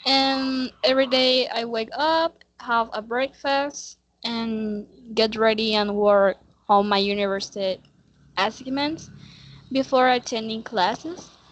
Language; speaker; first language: English; non-native, learner; Spanish